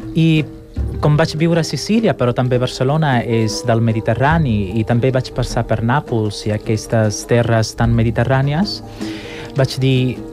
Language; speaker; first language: Catalan; non-native, fluent; Italian